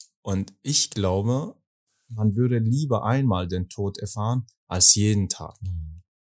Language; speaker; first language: German; non-native, fluent; Persian